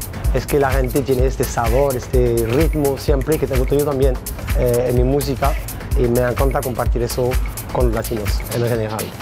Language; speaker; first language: Spanish; non-native, fluent; French